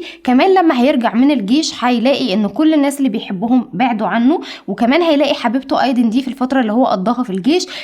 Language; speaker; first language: Arabic; native; Arabic